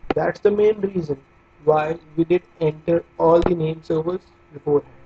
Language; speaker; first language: English; non-native, local second language; Hindi